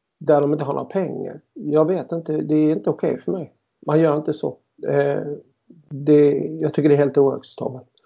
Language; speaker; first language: Swedish; native; Swedish